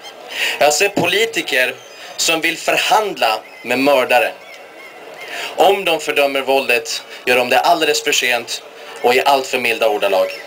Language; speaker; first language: Swedish; early bilingual, other home language; Persian